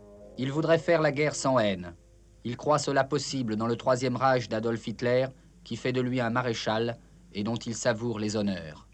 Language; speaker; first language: French; native; French